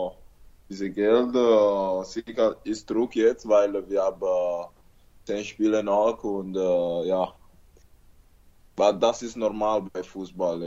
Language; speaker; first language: German; non-native, learner; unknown